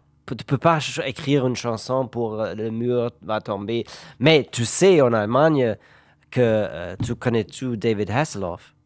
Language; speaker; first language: French; non-native, fluent; German